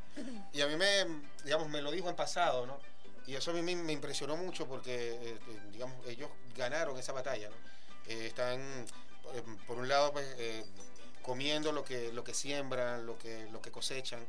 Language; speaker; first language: Spanish; native; Spanish